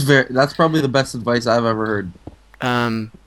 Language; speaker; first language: English; native; English